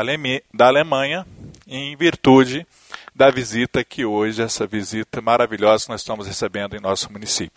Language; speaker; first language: Portuguese; native; Portuguese